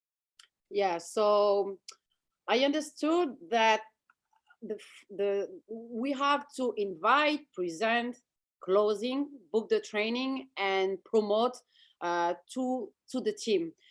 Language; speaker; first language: English; non-native, fluent; French